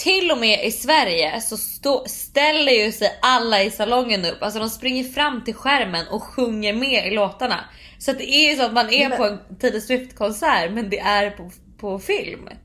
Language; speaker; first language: Swedish; native; Swedish